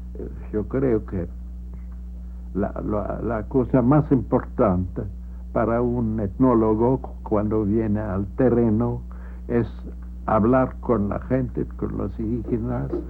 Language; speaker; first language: Spanish; non-native, fluent; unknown